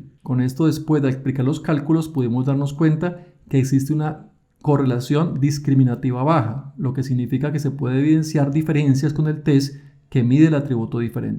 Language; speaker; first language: Spanish; native; Spanish